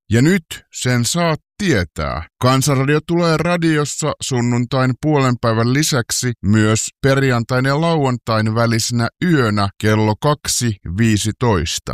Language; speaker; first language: Finnish; native; Finnish